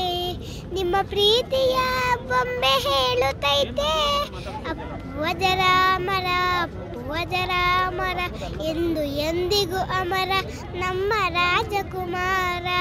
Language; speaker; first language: Kannada; native; Kannada